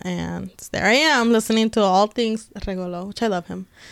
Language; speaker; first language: English; early bilingual, other home language; Spanish